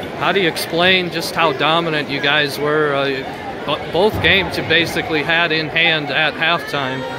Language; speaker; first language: English; native; English